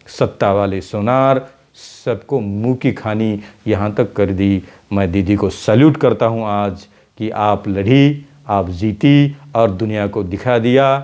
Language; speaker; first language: Hindi; non-native, local second language; Marathi